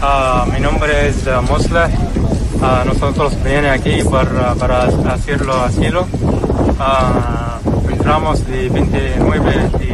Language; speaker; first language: Spanish; non-native, learner; Arabic